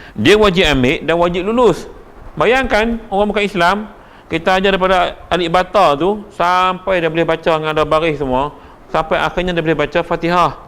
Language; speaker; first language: Malay; native; Malay